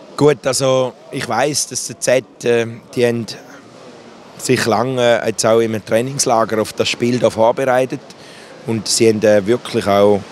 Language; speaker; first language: German; native; German